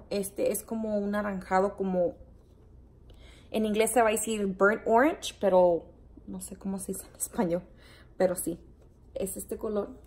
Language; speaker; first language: Spanish; early bilingual, heritage; Spanish